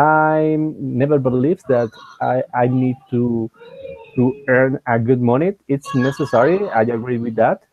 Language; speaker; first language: English; non-native, learner; Spanish